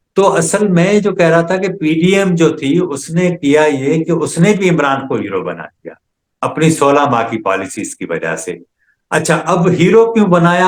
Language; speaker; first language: Urdu; non-native, local second language; Sindhi